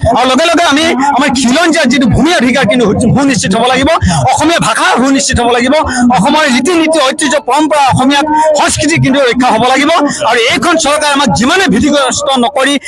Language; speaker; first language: Assamese; native; Assamese